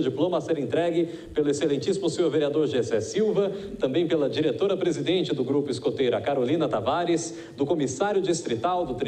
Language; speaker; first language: Portuguese; native; Portuguese